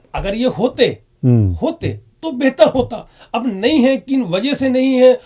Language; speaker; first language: Hindi; native; Hindi